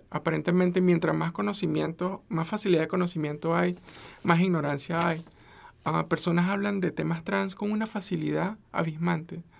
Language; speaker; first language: Spanish; native; Spanish